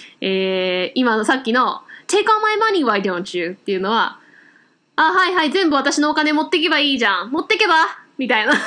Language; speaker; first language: Japanese; native; Japanese